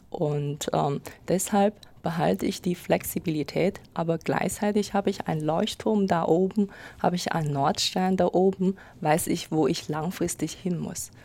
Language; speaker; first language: German; non-native, fluent; Chinese